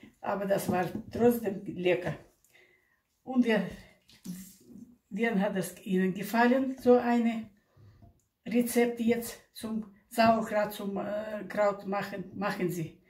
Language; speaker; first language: German; non-native, local second language; Russian